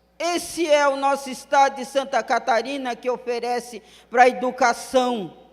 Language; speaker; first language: Portuguese; non-native, local second language; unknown